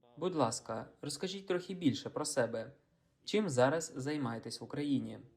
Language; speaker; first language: Ukrainian; native; Ukrainian